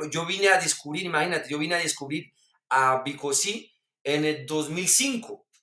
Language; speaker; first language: Spanish; early bilingual, heritage; French